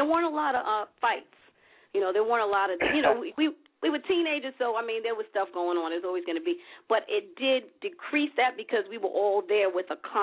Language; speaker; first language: English; native; English